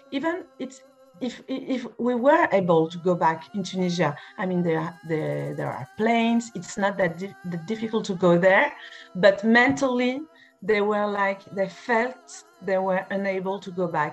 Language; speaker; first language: English; non-native, fluent; French